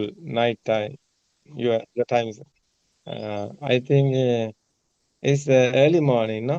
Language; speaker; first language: English; non-native, learner; Sinhala